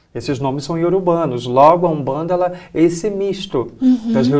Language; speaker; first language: Portuguese; native; Portuguese